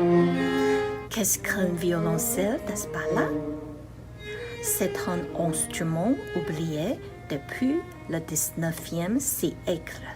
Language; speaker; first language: French; non-native, learner; Chinese